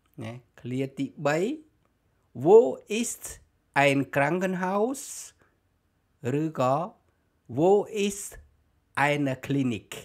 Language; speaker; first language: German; non-native, learner; Khmer